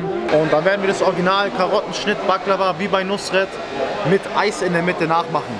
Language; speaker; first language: German; native; German